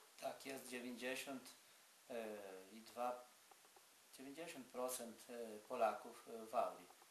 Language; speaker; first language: Polish; early bilingual, heritage; Polish